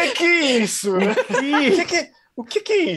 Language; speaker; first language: Spanish; non-native, fluent; Romanian